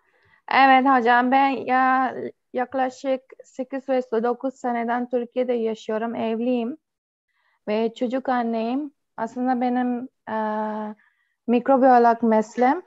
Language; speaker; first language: Turkish; non-native, learner; Urdu